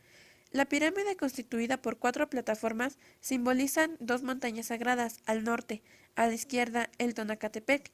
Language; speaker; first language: Spanish; native; Spanish